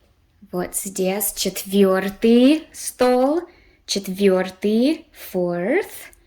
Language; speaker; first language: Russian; early bilingual, heritage; Russian